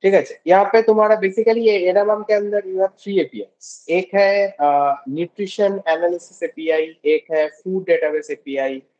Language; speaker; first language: Hindi; non-native, local second language; Bangla